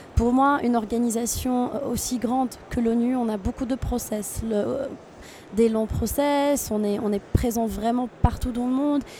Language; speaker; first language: French; non-native, local second language; Arabic